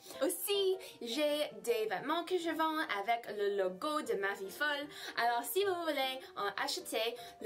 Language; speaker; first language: French; non-native, learner; English